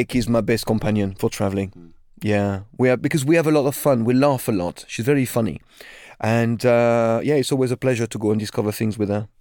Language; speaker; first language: English; non-native, fluent; French